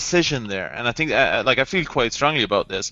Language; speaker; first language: English; native; English